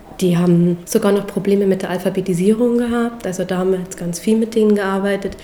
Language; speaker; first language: German; native; German